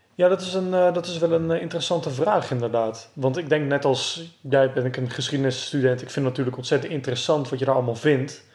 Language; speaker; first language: Dutch; native; Dutch